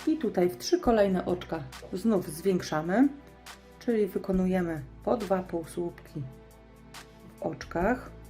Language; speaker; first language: Polish; native; Polish